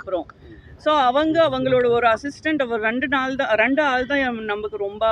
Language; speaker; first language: Tamil; non-native, local second language; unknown